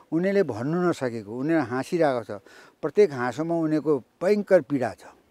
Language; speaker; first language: Nepali; native; Nepali